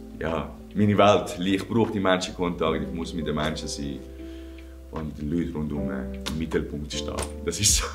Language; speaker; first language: German; non-native, fluent; Persian